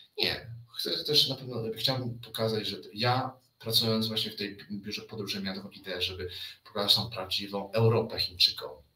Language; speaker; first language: Polish; early bilingual, other home language; Chinese